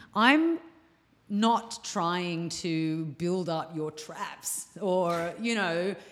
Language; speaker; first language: English; native; English